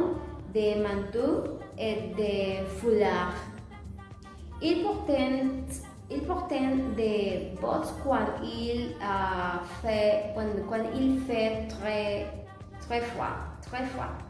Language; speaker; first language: French; non-native, learner; Spanish